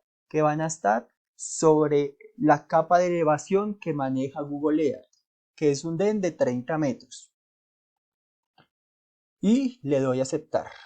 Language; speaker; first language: Spanish; native; Spanish